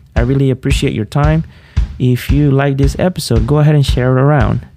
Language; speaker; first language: English; non-native, fluent; Spanish